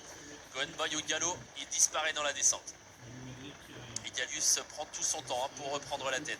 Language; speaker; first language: French; native; French